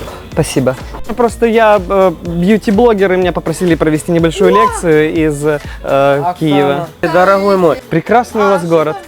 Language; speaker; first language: Russian; native; Russian